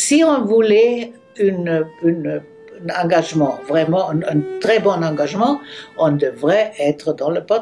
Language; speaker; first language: French; non-native, fluent; German